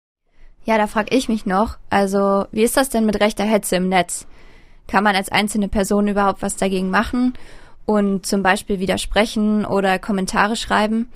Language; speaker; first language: German; native; German